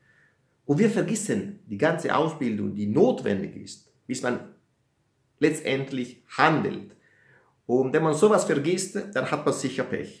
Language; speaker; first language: German; non-native, fluent; Italian